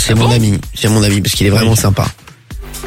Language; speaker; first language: French; native; French